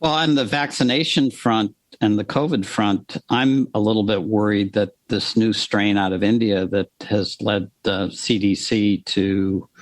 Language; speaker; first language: English; native; English